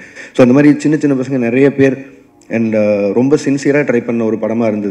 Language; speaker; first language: Tamil; native; Tamil